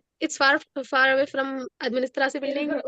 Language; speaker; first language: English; non-native, learner; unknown